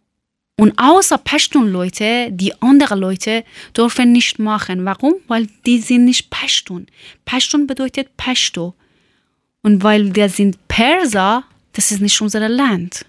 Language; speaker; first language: German; non-native, local second language; Persian